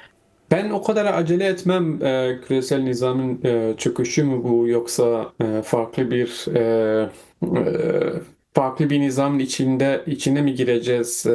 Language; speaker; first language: Turkish; non-native, fluent; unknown